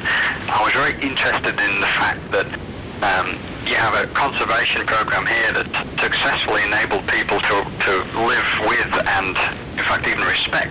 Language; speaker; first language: English; native; English